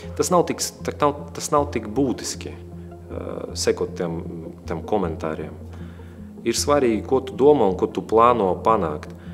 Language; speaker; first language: Latvian; non-native, local second language; Russian